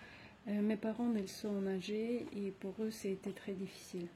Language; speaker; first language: French; non-native, fluent; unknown